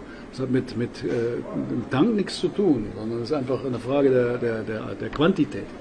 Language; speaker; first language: German; native; German